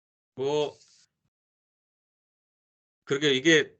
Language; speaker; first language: Korean; native; Korean